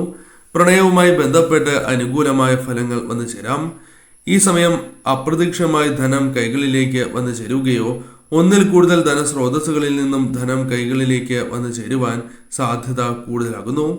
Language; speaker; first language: Malayalam; native; Malayalam